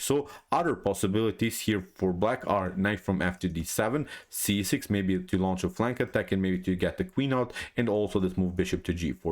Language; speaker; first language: English; non-native, fluent; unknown